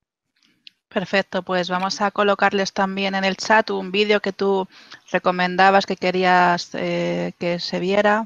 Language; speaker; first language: Spanish; native; Spanish